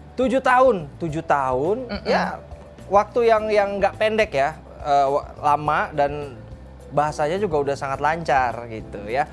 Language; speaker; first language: Indonesian; native; Indonesian